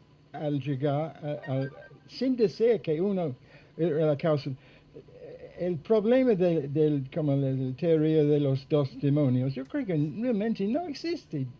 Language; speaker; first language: Spanish; non-native, fluent; English